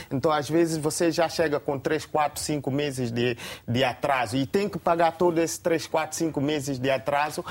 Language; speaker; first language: Portuguese; non-native, local second language; Upper Guinea Crioulo